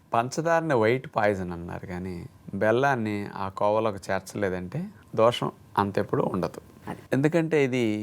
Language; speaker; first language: Telugu; native; Telugu